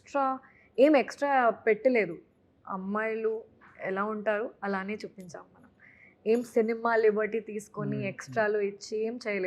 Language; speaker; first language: Telugu; non-native, fluent; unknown